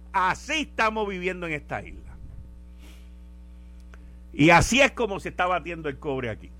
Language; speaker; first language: Spanish; native; Spanish